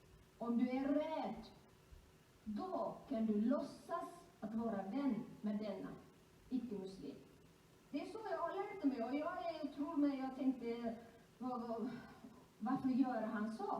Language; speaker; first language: Swedish; non-native, fluent; Somali